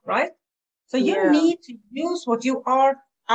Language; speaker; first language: English; non-native, fluent; Swedish